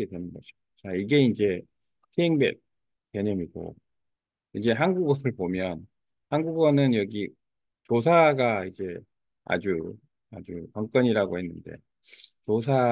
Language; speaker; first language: Korean; native; Korean